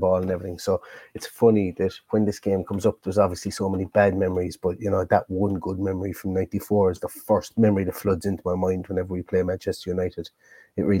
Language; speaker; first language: English; native; English